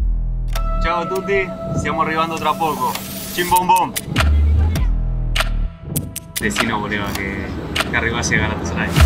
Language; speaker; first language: Italian; non-native, fluent; Spanish